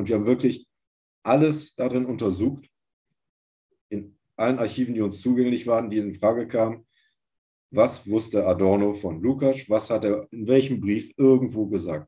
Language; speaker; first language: German; native; German